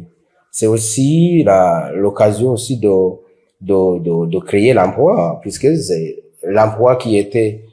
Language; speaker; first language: French; non-native, local second language; Rundi